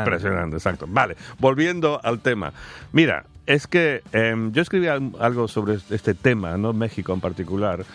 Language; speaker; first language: Spanish; non-native, fluent; English